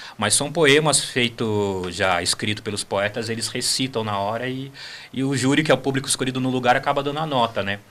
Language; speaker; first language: Portuguese; native; Portuguese